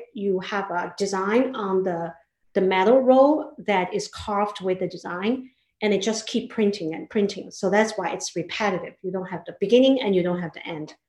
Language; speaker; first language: English; non-native, fluent; Chinese